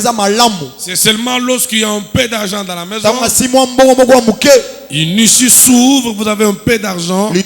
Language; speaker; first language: French; non-native, local second language; Lingala